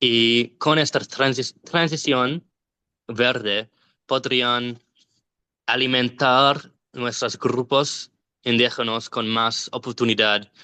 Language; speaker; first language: Spanish; non-native, learner; English